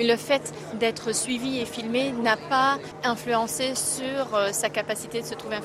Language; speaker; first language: French; native; French